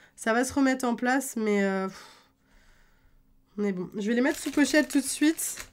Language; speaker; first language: French; native; French